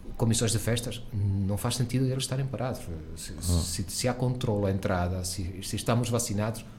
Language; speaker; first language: Portuguese; early bilingual, heritage; Spanish